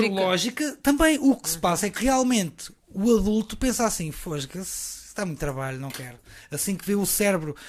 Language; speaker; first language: Portuguese; native; Portuguese